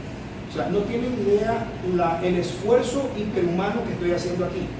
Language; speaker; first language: Spanish; native; Spanish